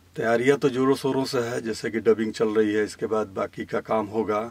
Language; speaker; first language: Hindi; native; Hindi